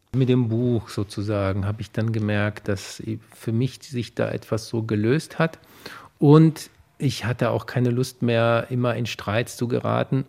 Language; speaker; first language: German; early bilingual, other home language; Polish